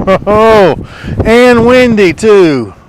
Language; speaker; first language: English; native; English